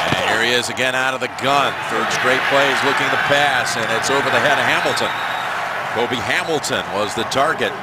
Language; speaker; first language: English; native; English